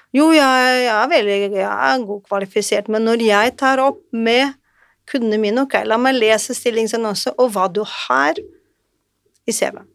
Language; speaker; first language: Norwegian; non-native, fluent; Portuguese